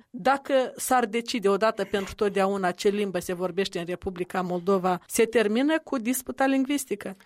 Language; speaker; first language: Romanian; native; Romanian